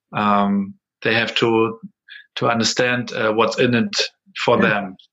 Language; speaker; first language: English; non-native, fluent; German